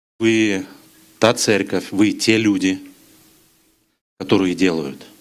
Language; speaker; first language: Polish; non-native, learner; Russian